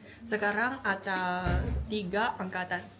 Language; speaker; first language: Indonesian; non-native, fluent; Chinese